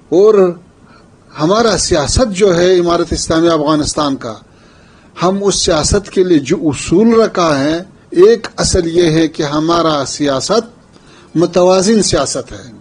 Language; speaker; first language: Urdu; non-native, fluent; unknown